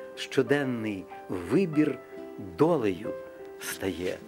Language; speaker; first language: Ukrainian; non-native, local second language; Russian